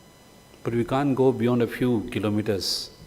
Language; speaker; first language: English; non-native, local second language; Manipuri